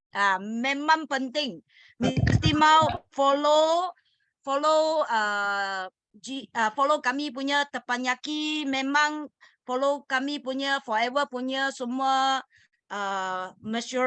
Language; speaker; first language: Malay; non-native, learner; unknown